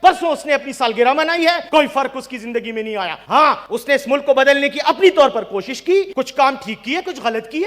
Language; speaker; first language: Urdu; non-native, local second language; Pashto